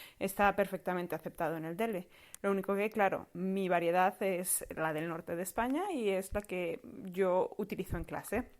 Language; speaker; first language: Spanish; native; Spanish